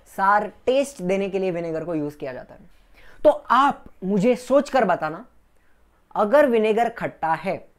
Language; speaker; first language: Hindi; non-native, local second language; Gujarati